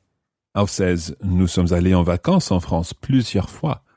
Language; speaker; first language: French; non-native, fluent; English